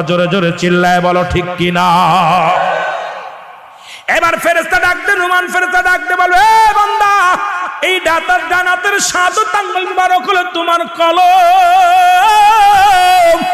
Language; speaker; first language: Bangla; native; Bangla